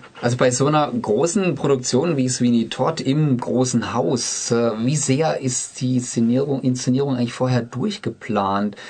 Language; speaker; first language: German; native; German